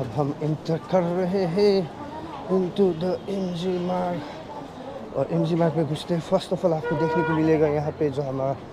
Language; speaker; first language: Hindi; non-native, local second language; Nepali